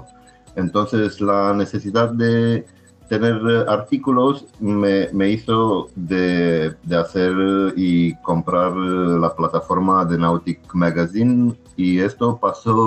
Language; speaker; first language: Spanish; non-native, fluent; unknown